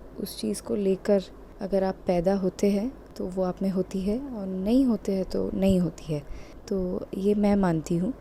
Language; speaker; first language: Hindi; non-native, local second language; Bangla